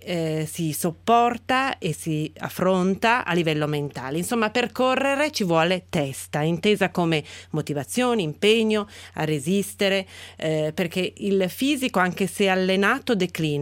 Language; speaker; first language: Italian; native; Italian